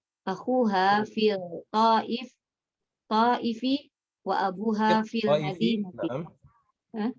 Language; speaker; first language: Arabic; non-native, learner; Indonesian